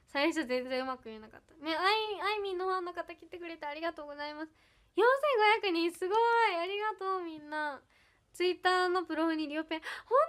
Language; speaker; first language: Japanese; native; Japanese